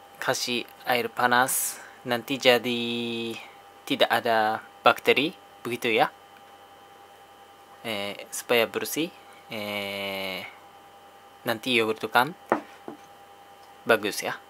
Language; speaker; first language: Indonesian; non-native, learner; Japanese